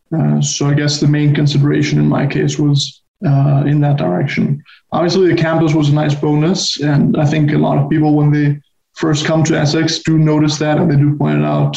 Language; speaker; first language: English; non-native, fluent; Spanish